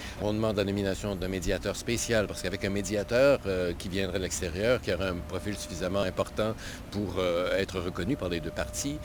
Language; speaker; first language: French; native; French